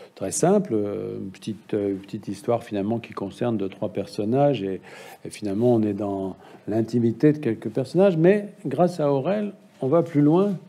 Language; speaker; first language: French; native; French